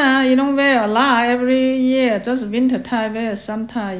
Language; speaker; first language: English; non-native, learner; Chinese